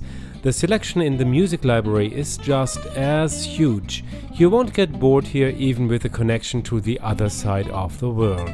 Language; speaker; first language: English; non-native, fluent; German